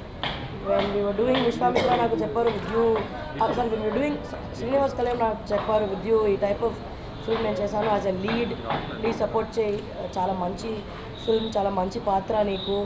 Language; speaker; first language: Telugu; non-native, fluent; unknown